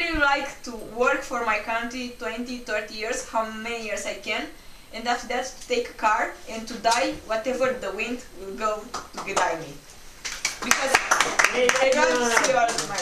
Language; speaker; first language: English; non-native, local second language; Romanian